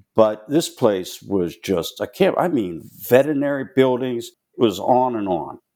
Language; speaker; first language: English; native; English